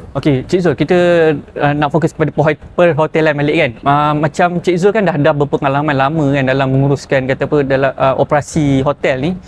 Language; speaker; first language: Malay; native; Malay